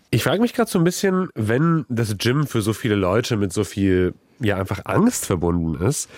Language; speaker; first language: German; native; German